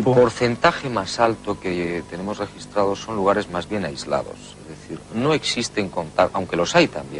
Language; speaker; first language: Spanish; native; Spanish